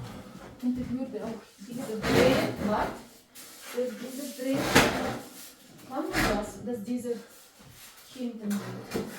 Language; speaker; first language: German; non-native, learner; Russian